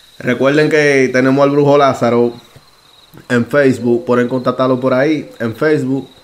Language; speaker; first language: Spanish; native; Spanish